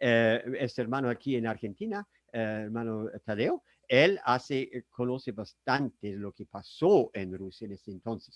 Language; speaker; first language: Spanish; non-native, fluent; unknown